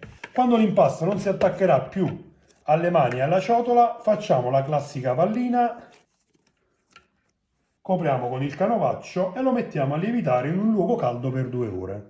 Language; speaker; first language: Italian; native; Italian